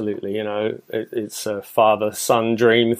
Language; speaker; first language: English; native; English